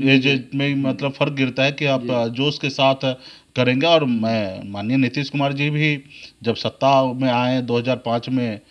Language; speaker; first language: Hindi; native; Hindi